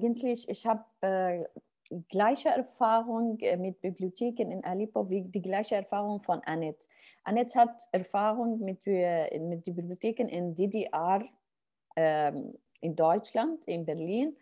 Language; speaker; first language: German; non-native, learner; Arabic